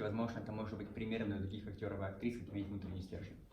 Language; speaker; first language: Russian; native; Russian